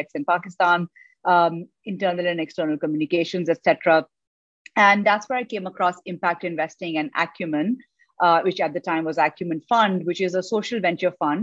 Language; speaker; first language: English; non-native, local second language; Urdu